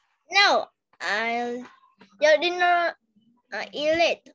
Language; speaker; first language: English; non-native, learner; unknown